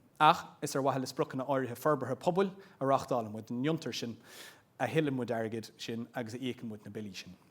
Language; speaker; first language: Irish; non-native, local second language; English